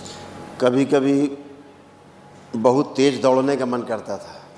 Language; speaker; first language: Hindi; native; Hindi